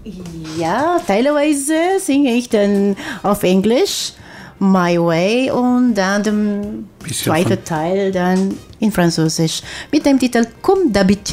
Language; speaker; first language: German; non-native, fluent; Hungarian